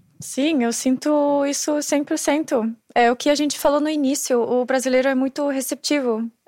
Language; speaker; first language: Portuguese; non-native, fluent; German